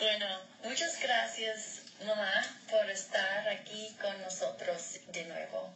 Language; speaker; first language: Spanish; non-native, learner; English